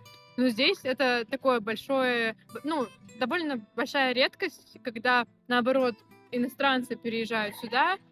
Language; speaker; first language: Russian; native; Russian